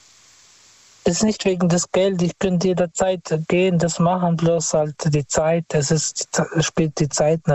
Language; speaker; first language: German; non-native, fluent; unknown